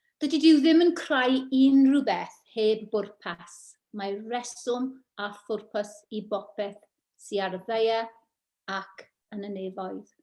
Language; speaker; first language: Welsh; non-native, local second language; English